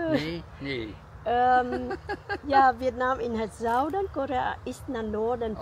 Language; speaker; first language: Dutch; non-native, learner; Vietnamese